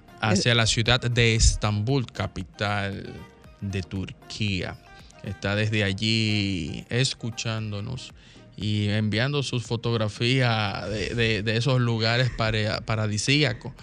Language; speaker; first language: Spanish; native; Spanish